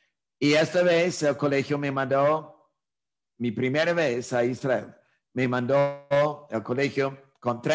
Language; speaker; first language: Spanish; non-native, fluent; English